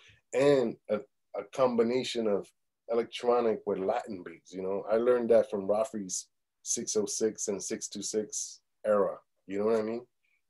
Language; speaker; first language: English; early bilingual, other home language; Spanish